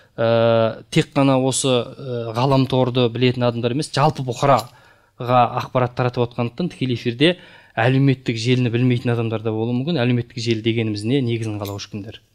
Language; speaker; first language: Kazakh; native; Kazakh